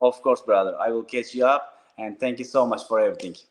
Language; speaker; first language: English; non-native, learner; Turkish